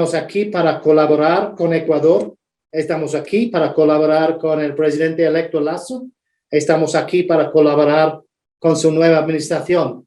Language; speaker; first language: Spanish; non-native, fluent; English